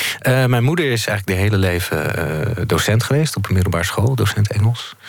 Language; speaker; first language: Dutch; native; Dutch